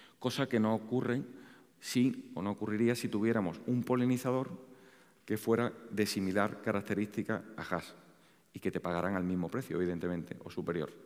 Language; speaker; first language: Spanish; native; Spanish